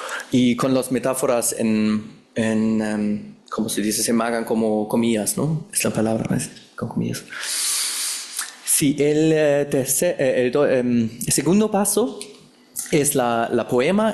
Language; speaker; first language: Spanish; non-native, fluent; German